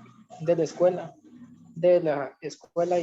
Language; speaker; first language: Spanish; non-native, learner; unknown